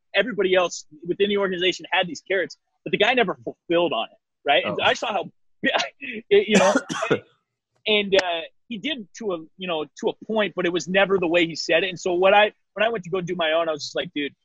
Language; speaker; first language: English; native; English